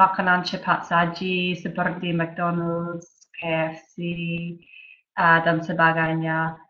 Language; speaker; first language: Indonesian; non-native, learner; English